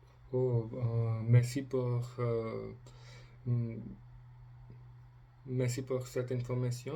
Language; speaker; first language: French; non-native, learner; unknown